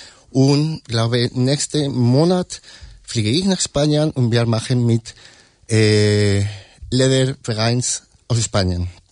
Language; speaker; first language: German; non-native, learner; Spanish